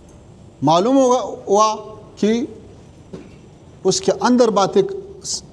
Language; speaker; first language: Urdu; non-native, learner; Pashto